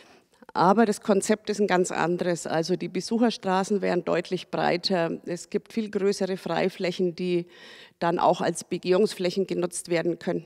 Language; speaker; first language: German; native; German